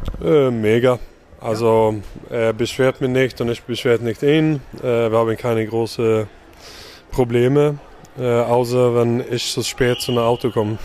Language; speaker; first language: German; non-native, fluent; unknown